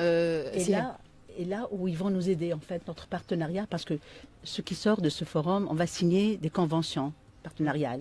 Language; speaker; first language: French; non-native, local second language; Arabic